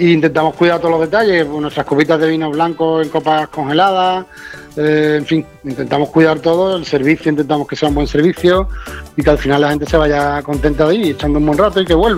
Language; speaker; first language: Spanish; native; Spanish